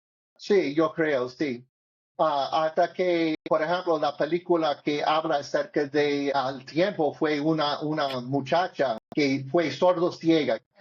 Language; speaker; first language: Spanish; non-native, learner; English